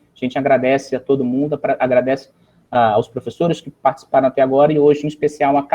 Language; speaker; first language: Portuguese; native; Portuguese